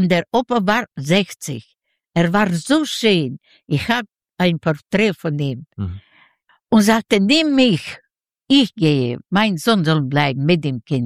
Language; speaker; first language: German; non-native, learner; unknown